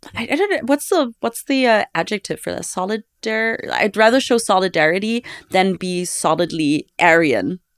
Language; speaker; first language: English; non-native, fluent; German